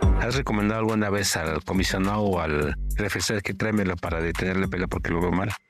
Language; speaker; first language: Spanish; native; Spanish